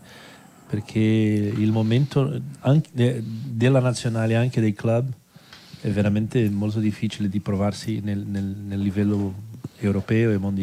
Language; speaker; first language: Italian; non-native, fluent; Portuguese